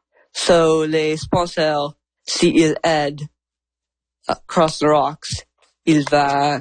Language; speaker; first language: French; non-native, learner; English